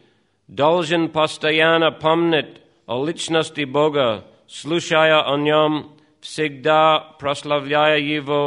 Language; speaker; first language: Russian; non-native, fluent; English